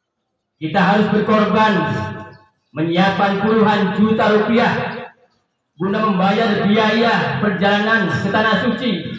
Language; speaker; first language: Indonesian; native; Indonesian